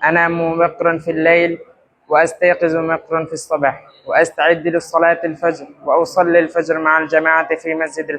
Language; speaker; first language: Arabic; non-native, learner; Bangla